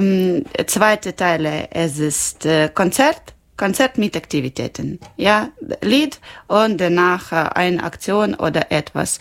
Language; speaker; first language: German; non-native, local second language; Ukrainian